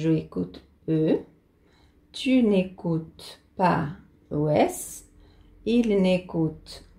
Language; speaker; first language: French; non-native, fluent; Portuguese